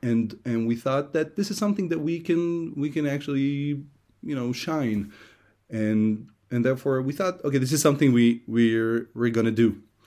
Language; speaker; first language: English; non-native, fluent; Hebrew